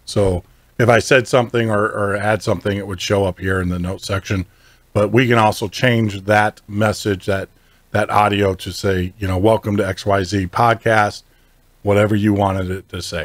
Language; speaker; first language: English; native; English